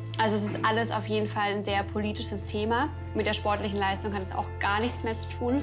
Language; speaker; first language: German; native; German